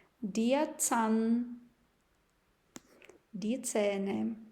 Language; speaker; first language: German; non-native, fluent; Ukrainian